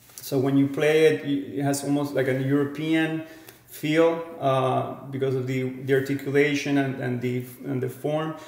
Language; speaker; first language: English; non-native, fluent; Spanish